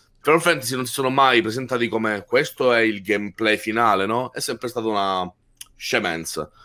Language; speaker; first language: Italian; native; Italian